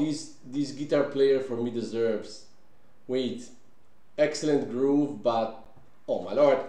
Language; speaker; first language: English; non-native, fluent; Italian